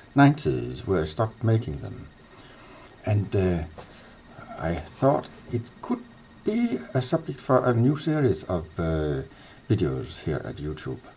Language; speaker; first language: English; non-native, fluent; Danish